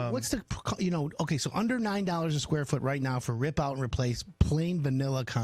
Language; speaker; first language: English; native; English